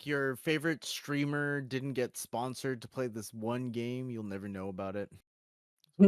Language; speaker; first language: English; native; English